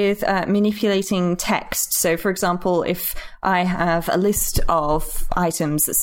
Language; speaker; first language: English; native; English